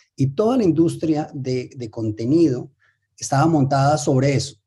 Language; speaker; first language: Spanish; native; Spanish